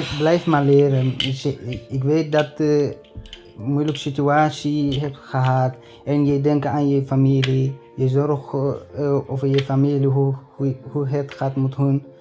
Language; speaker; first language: Dutch; non-native, learner; Tigrinya